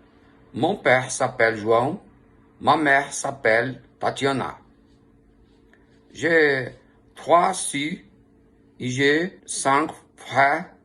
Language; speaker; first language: French; non-native, learner; Portuguese